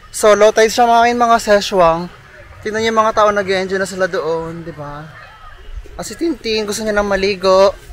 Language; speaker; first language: Filipino; native; Filipino